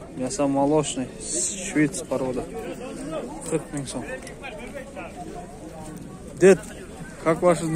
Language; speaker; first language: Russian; non-native, local second language; Uzbek